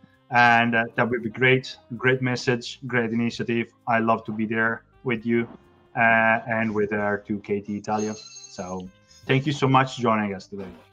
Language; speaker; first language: English; non-native, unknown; Italian